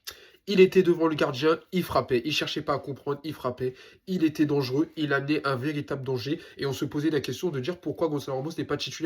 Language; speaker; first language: French; native; French